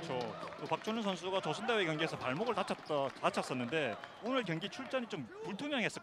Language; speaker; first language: Korean; native; Korean